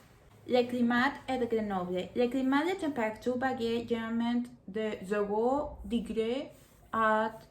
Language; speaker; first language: French; non-native, learner; Spanish